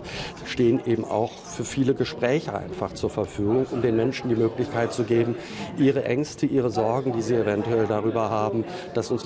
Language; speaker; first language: German; native; German